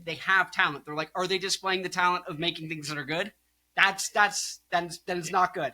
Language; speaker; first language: English; native; English